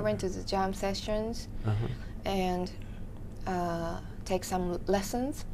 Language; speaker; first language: English; non-native, learner; Japanese